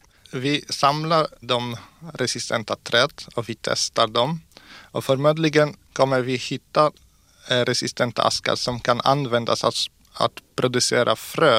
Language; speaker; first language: Swedish; non-native, fluent; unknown